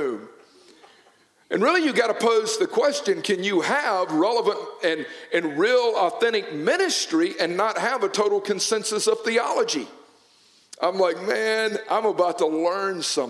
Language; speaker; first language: English; native; English